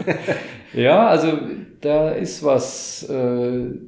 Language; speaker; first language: German; native; German